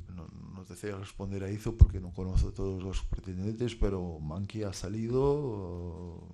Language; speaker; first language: Spanish; non-native, fluent; Portuguese